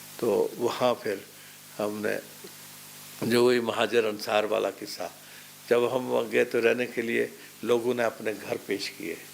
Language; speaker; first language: Urdu; non-native, local second language; Pahari-Potwari